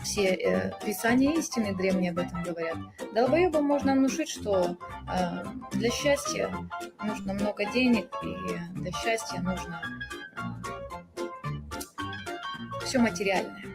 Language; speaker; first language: Russian; native; Russian